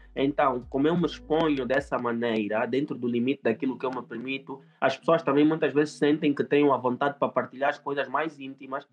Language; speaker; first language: Portuguese; native; Portuguese